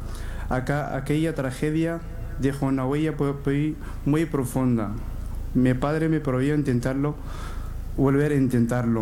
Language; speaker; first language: Spanish; non-native, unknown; Arabic